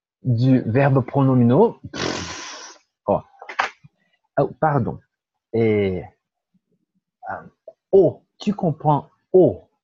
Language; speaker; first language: French; non-native, learner; Portuguese